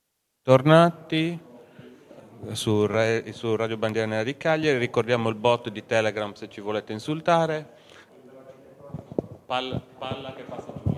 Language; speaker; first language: Italian; native; Italian